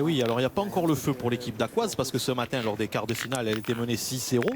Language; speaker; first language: French; native; French